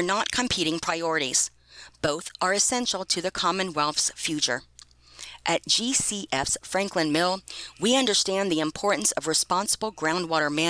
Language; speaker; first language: English; non-native, local second language; Iloko